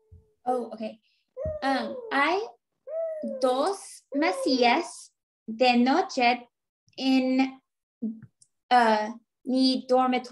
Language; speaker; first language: Spanish; non-native, learner; English